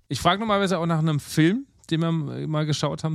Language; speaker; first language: German; native; German